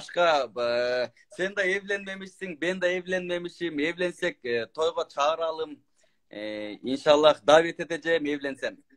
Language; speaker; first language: Turkish; non-native, learner; Kyrgyz